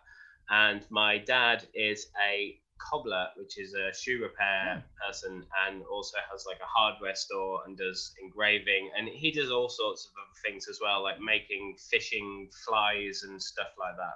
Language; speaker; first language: English; native; English